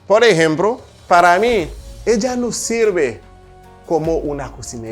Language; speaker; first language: Spanish; non-native, fluent; Haitian Creole